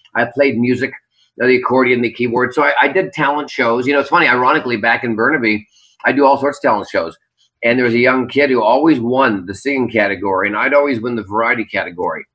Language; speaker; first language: English; native; English